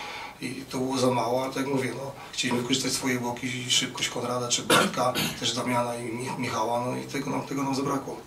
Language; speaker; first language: Polish; native; Polish